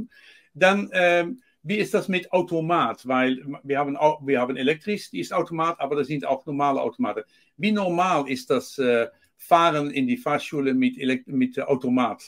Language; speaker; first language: German; non-native, learner; Dutch